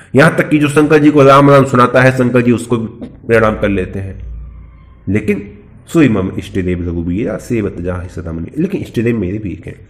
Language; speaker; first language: Hindi; native; Hindi